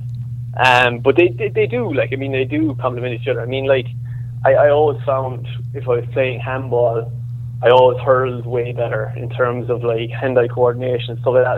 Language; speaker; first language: English; native; English